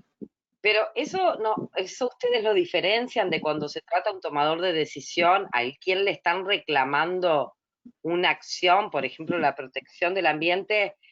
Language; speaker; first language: Spanish; native; Spanish